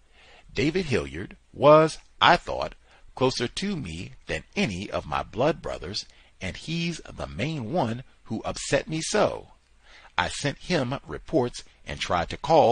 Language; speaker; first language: English; native; English